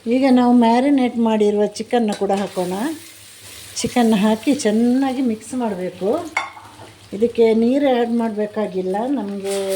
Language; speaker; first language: Kannada; non-native, local second language; Malayalam